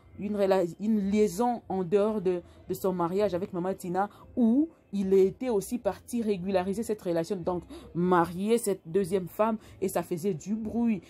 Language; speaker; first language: French; non-native, local second language; Lingala